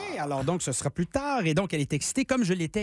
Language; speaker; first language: French; native; French